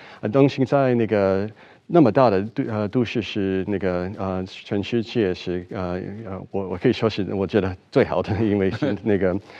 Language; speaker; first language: Chinese; non-native, fluent; English